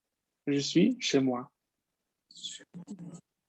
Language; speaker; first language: French; non-native, fluent; Spanish